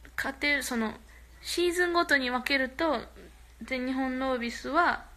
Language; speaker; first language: Japanese; early bilingual, other home language; Korean